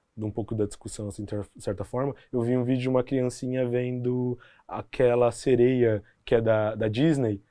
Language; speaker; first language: Portuguese; native; Portuguese